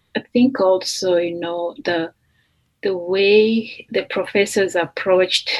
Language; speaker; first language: English; non-native, local second language; Luyia